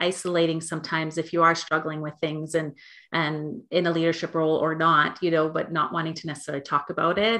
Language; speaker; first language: English; native; English